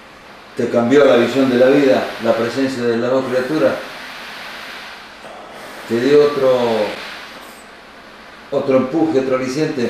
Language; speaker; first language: Spanish; native; Spanish